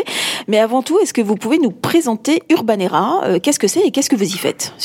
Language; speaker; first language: French; native; French